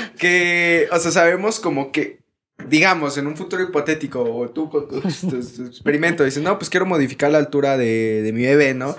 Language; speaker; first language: Spanish; native; Spanish